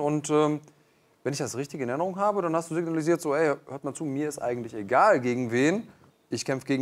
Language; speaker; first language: German; native; German